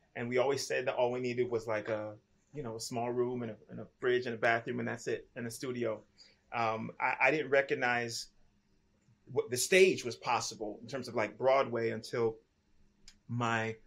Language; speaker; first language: English; native; English